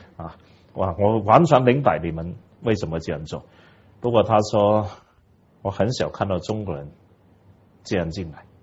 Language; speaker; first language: Chinese; non-native, local second language; Cantonese